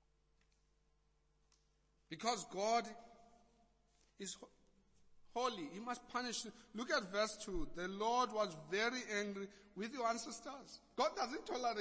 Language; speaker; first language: English; non-native, local second language; Xhosa